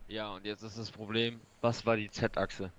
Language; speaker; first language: German; native; German